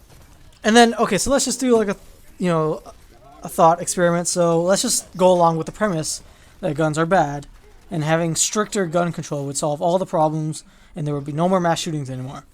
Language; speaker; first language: English; native; English